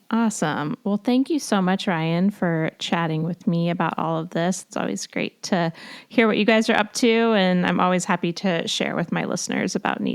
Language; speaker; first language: English; native; English